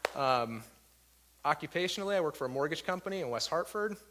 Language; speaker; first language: English; native; English